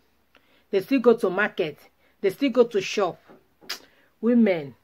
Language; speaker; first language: English; non-native, local second language; Igbo